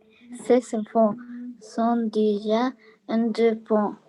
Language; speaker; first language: French; non-native, learner; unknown